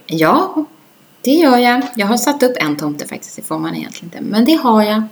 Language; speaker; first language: Swedish; native; Swedish